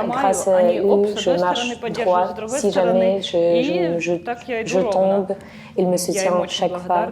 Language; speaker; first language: French; non-native, fluent; Ukrainian